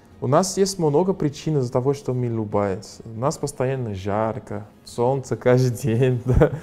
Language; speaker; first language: Russian; non-native, fluent; Portuguese